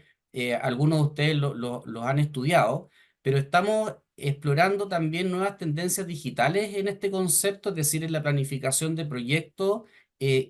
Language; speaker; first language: Spanish; native; Spanish